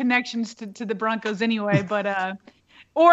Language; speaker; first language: English; native; English